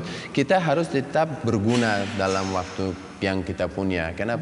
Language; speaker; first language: Indonesian; non-native, learner; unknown